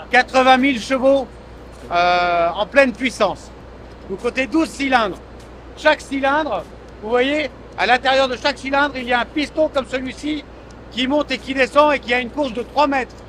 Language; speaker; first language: French; native; French